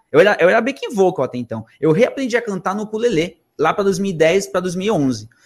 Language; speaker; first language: Portuguese; early bilingual, other home language; Spanish